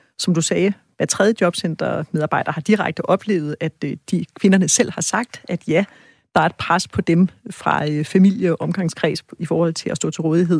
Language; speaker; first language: Danish; native; Danish